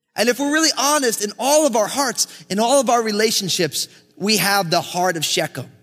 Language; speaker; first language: English; native; English